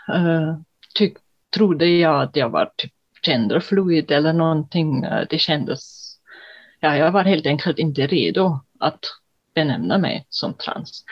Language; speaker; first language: Swedish; non-native, fluent; German